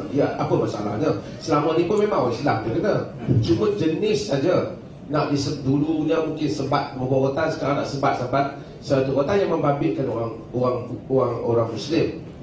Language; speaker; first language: Malay; native; Malay